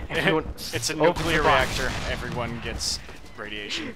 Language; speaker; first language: English; native; English